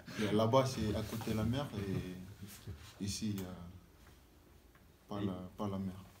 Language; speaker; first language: French; non-native, learner; Fijian